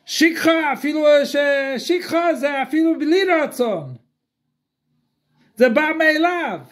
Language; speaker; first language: Hebrew; non-native, fluent; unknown